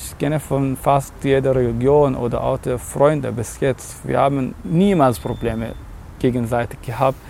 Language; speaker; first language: German; non-native, learner; Arabic